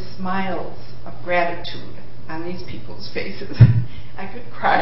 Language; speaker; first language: English; native; English